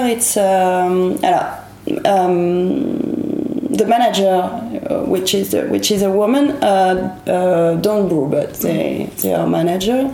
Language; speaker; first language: English; non-native, learner; French